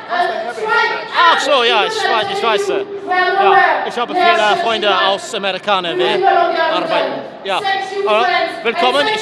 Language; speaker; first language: German; non-native, learner; English